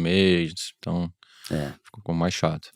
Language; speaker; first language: Portuguese; native; Portuguese